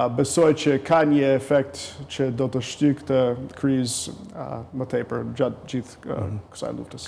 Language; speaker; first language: Albanian; non-native, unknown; English